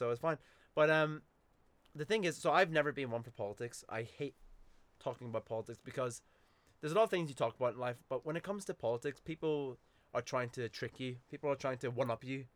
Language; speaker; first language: English; native; English